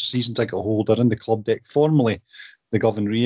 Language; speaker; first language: English; native; English